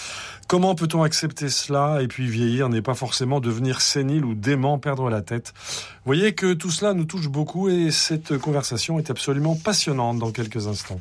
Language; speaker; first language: French; native; French